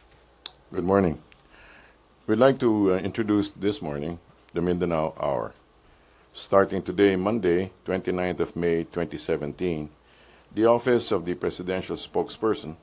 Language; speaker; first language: English; non-native, local second language; Filipino